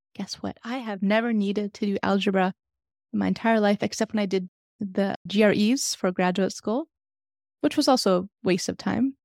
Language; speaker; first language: English; native; English